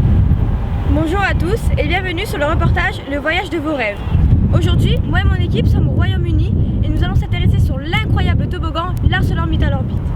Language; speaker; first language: French; native; French